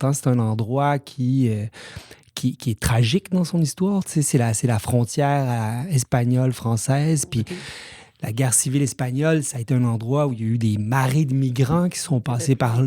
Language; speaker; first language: French; native; French